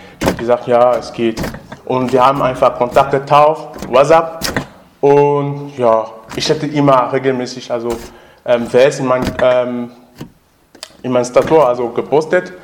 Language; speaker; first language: German; non-native, learner; French